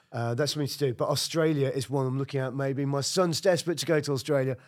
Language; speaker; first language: English; native; English